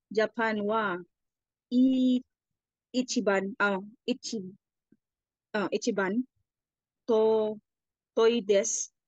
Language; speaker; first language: Japanese; non-native, learner; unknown